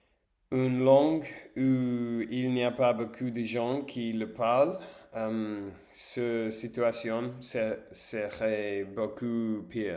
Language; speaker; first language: French; non-native, learner; English